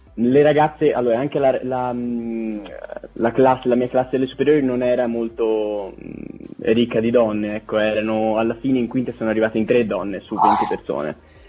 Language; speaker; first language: Italian; native; Italian